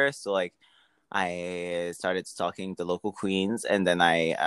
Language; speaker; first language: English; non-native, fluent; French